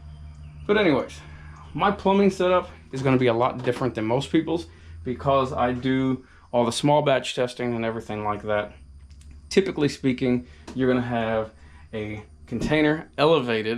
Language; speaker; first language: English; native; English